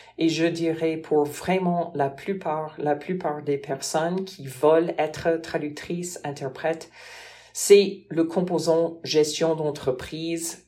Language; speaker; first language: French; non-native, fluent; English